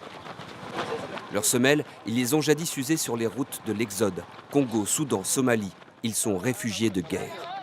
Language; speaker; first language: French; native; French